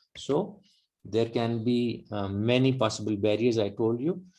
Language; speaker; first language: English; non-native, local second language; Urdu